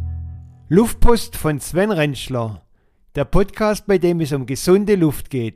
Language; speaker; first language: German; native; German